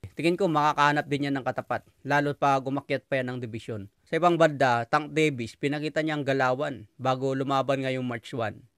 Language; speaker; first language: Filipino; native; Filipino